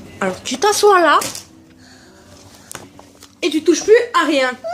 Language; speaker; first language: French; native; French